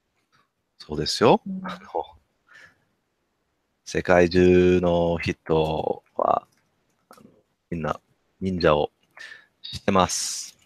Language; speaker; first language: Japanese; non-native, learner; English